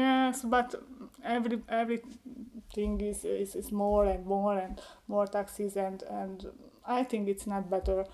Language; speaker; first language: English; non-native, learner; Hungarian